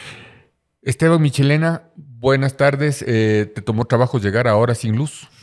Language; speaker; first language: Spanish; native; Spanish